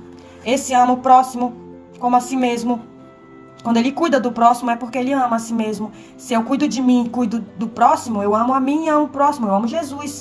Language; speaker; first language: Portuguese; native; Portuguese